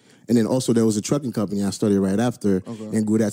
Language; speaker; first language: English; non-native, fluent; Haitian Creole